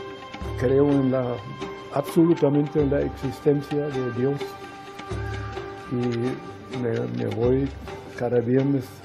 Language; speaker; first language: Spanish; non-native, fluent; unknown